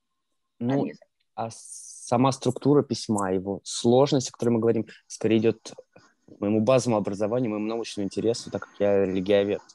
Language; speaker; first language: Russian; native; Russian